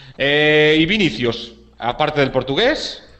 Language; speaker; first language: Spanish; native; Spanish